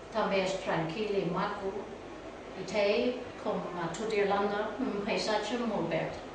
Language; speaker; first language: Catalan; non-native, learner; English